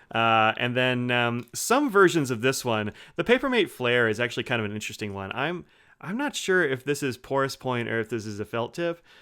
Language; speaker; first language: English; native; English